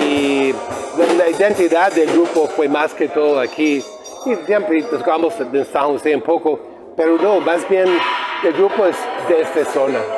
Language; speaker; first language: Spanish; non-native, fluent; English